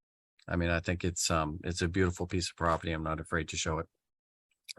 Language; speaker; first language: English; native; English